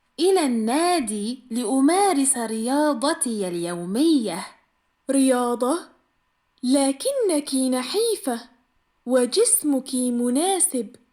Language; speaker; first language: Arabic; non-native, fluent; Turkish